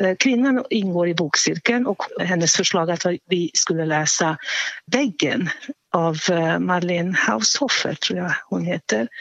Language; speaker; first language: Swedish; non-native, fluent; Hungarian